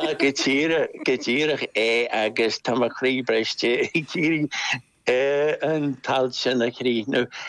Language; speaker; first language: Irish; non-native, local second language; English